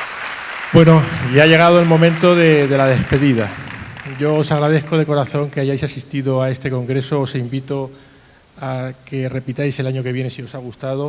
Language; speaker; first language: Spanish; native; Spanish